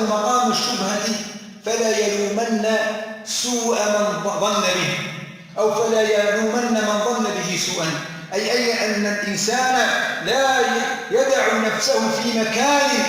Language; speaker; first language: Arabic; native; Arabic